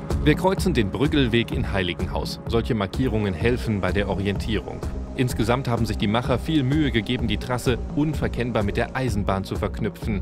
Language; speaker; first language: German; native; German